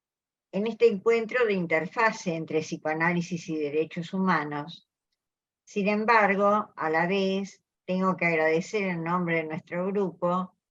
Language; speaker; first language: Spanish; native; Spanish